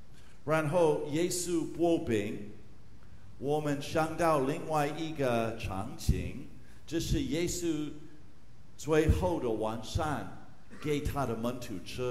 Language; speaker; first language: Chinese; non-native, fluent; English